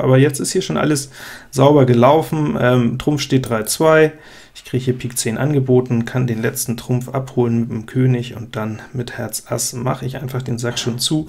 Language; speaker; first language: German; native; German